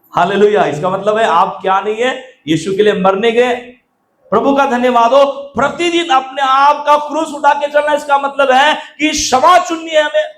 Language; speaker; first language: Hindi; non-native, local second language; Marathi